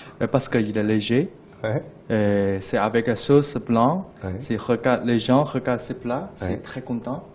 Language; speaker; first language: French; non-native, learner; Chinese